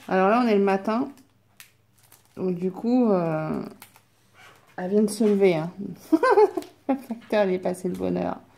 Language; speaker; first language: French; native; French